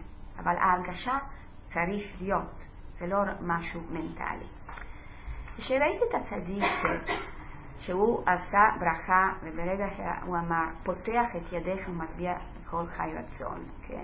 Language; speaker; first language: Hebrew; non-native, fluent; Italian